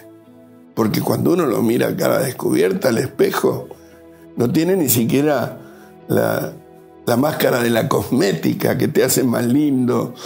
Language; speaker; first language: Spanish; native; Spanish